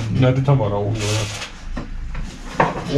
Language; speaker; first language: German; native; German